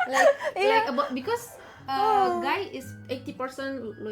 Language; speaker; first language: English; non-native, learner; Indonesian